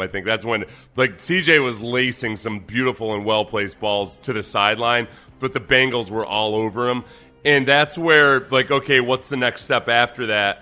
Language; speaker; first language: English; native; English